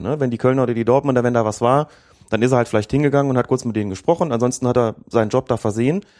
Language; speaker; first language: German; native; German